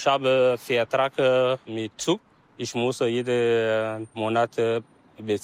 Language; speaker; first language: German; non-native, learner; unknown